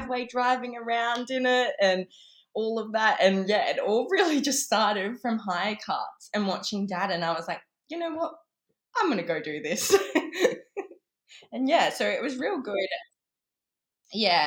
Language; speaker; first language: English; native; English